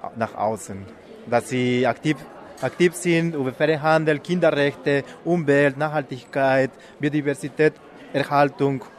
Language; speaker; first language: German; non-native, fluent; Spanish